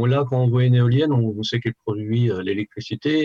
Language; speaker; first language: French; native; French